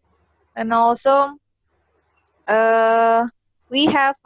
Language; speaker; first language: English; non-native, learner; Indonesian